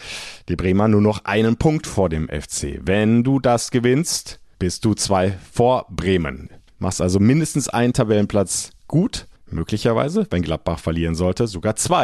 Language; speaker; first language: German; native; German